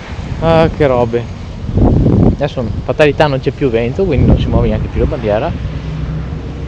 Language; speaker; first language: Italian; native; Italian